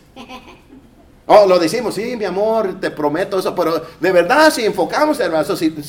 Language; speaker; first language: Spanish; early bilingual, heritage; Spanish